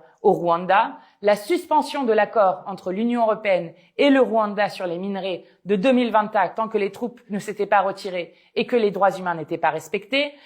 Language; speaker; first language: French; native; French